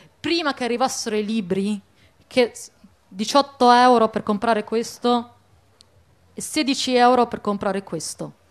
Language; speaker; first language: Italian; early bilingual, other home language; Arabic